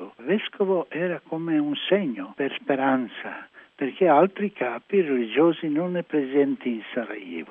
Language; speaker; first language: Italian; non-native, learner; Croatian